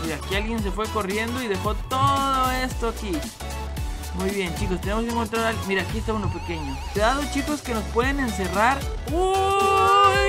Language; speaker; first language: Spanish; native; Spanish